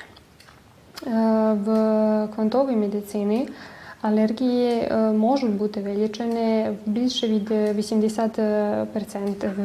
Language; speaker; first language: Ukrainian; early bilingual, heritage; Ukrainian